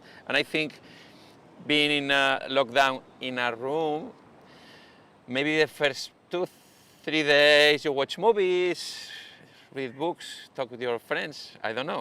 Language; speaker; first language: English; non-native, fluent; Spanish